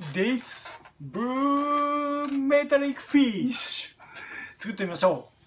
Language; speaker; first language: English; non-native, learner; Japanese